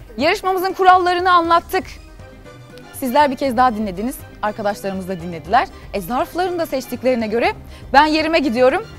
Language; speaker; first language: Turkish; native; Turkish